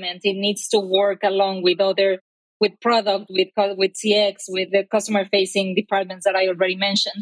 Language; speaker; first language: English; non-native, fluent; Spanish